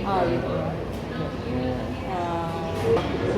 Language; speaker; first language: Spanish; non-native, learner; Korean